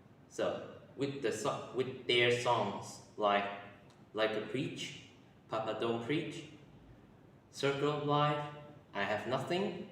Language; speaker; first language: English; non-native, learner; Vietnamese